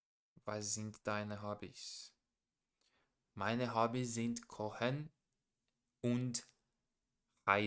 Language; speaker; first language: German; non-native, learner; English